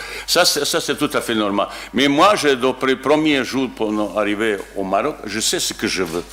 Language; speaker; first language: French; non-native, learner; Bosnian